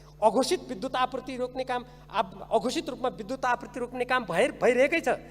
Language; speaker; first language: Nepali; native; Nepali